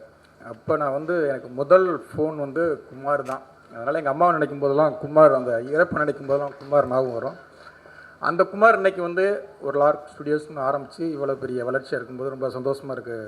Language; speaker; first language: Tamil; native; Tamil